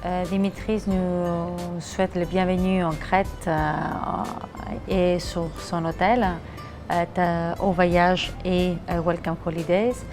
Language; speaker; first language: French; non-native, fluent; Greek